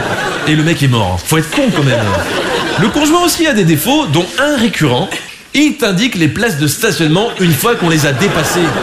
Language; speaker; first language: French; native; French